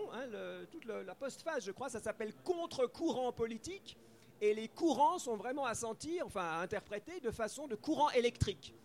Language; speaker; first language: French; native; French